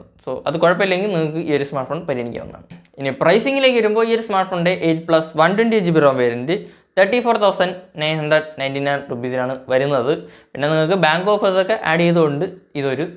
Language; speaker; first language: Malayalam; native; Malayalam